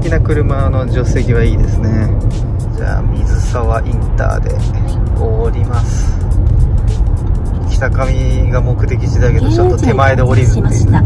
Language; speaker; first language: Japanese; native; Japanese